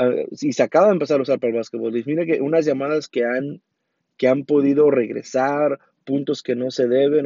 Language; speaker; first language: Spanish; early bilingual, heritage; Spanish